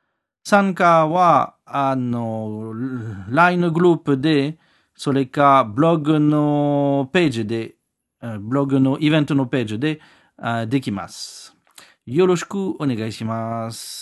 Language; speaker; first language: Japanese; non-native, learner; French